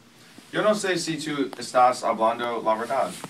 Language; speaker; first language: Spanish; non-native, learner; English